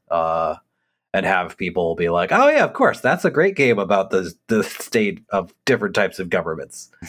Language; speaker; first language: English; native; English